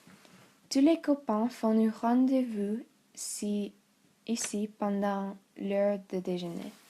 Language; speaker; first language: French; non-native, learner; English